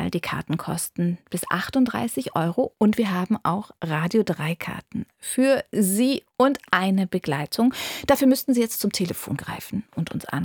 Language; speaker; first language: German; native; German